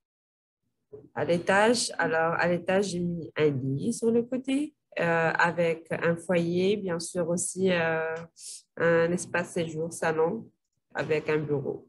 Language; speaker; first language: French; non-native, local second language; Arabic